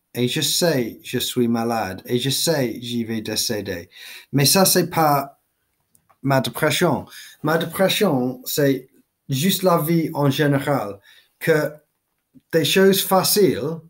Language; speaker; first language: French; non-native, learner; English